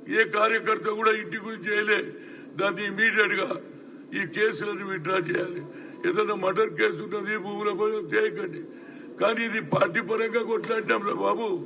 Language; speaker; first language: Telugu; native; Telugu